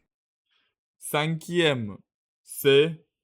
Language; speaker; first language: French; non-native, learner; Russian